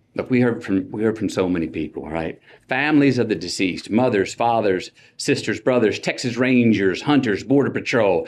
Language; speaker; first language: English; native; English